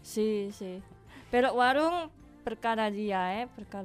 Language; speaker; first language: Catalan; non-native, learner; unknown